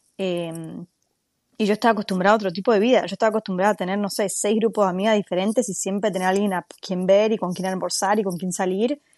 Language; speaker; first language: Spanish; native; Spanish